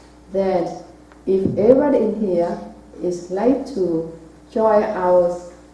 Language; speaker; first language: English; non-native, learner; Vietnamese